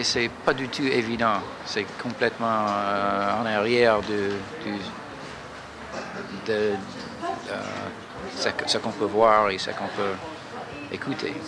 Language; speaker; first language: French; non-native, fluent; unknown